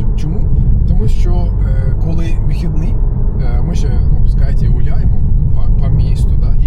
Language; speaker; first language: Ukrainian; non-native, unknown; Turkish